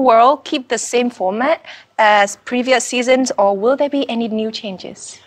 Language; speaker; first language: English; non-native, fluent; Vietnamese